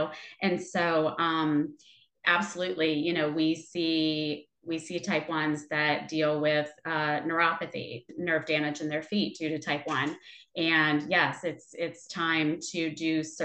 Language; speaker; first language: English; native; English